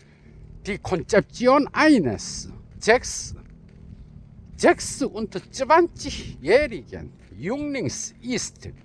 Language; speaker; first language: German; non-native, learner; Korean